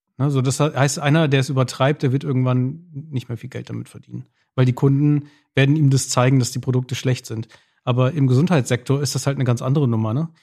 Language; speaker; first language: German; native; German